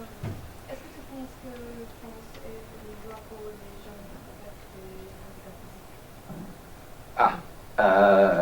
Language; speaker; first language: French; non-native, learner; English